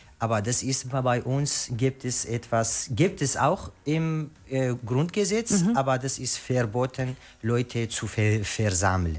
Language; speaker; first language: German; non-native, learner; Arabic